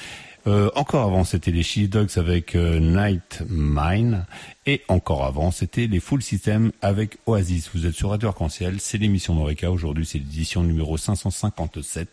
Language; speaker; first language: French; native; French